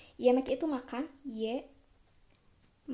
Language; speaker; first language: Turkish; non-native, fluent; Indonesian